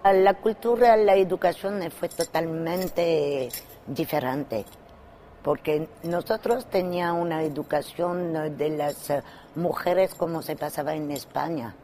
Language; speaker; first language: Spanish; non-native, fluent; French